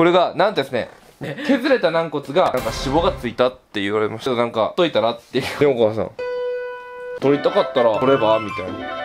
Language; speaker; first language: Japanese; native; Japanese